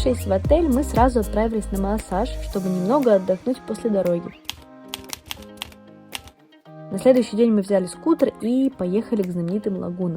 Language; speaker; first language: Russian; native; Russian